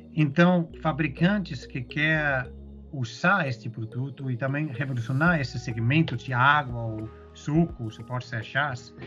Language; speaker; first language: Portuguese; non-native, fluent; Danish